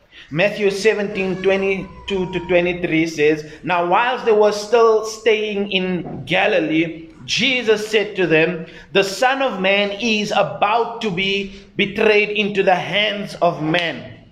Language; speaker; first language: English; non-native, local second language; Afrikaans